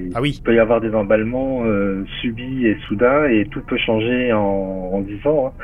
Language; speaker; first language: French; native; French